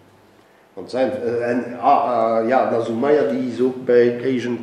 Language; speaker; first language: Dutch; non-native, local second language; French